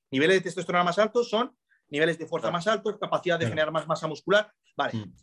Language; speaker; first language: Spanish; early bilingual, other home language; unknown